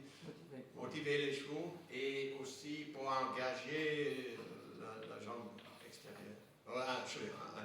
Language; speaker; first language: French; non-native, fluent; English